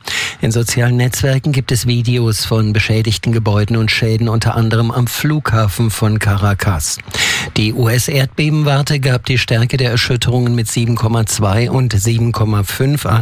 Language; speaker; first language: German; native; German